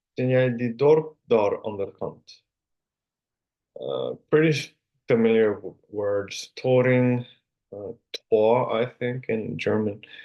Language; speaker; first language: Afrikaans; non-native, learner; Finnish